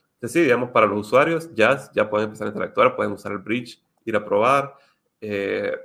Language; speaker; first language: Spanish; native; Spanish